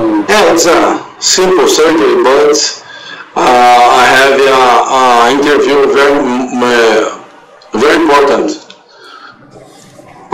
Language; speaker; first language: English; non-native, learner; Portuguese